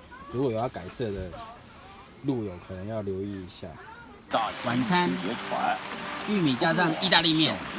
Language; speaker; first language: Chinese; native; Chinese